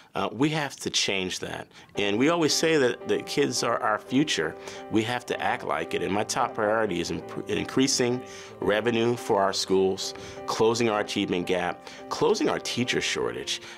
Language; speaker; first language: English; native; English